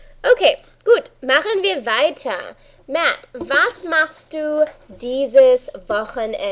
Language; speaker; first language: German; non-native, fluent; English